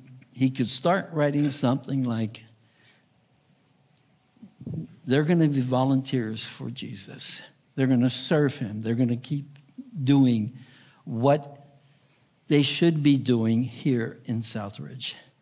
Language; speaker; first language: English; native; English